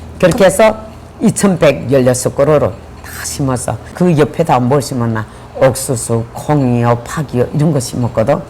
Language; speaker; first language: Korean; native; Korean